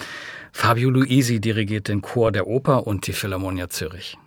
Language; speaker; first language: German; native; German